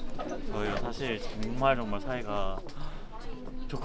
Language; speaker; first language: Korean; native; Korean